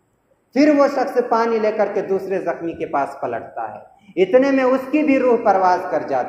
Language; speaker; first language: Urdu; native; Urdu